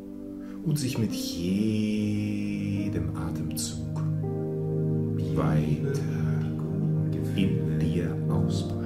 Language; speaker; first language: German; native; German